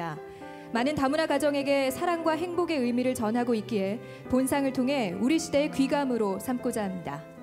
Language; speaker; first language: Korean; native; Korean